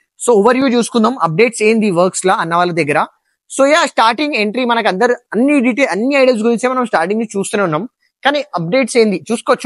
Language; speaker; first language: Telugu; non-native, local second language; Hindi